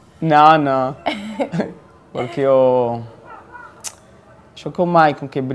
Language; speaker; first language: Portuguese; non-native, fluent; Spanish